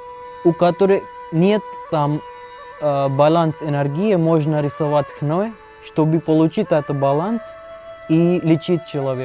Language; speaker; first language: Russian; non-native, learner; Hindi